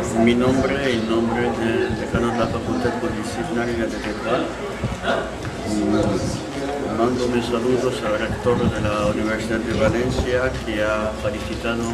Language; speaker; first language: Spanish; non-native, fluent; Arabic